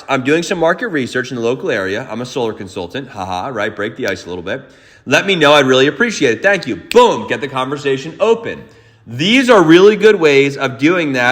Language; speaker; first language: English; native; English